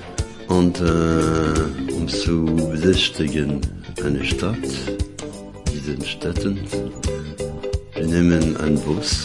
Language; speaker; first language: German; non-native, learner; French